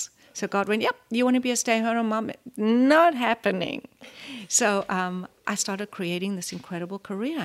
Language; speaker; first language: English; native; English